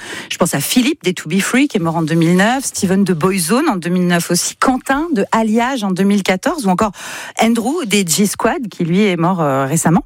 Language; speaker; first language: French; native; French